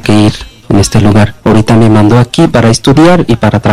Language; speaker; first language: Spanish; non-native, learner; Bangla